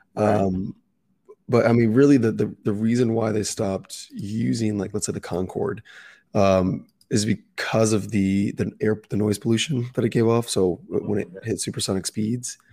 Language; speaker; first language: English; native; English